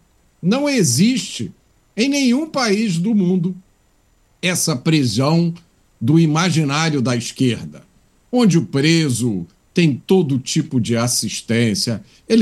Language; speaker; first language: Portuguese; native; Portuguese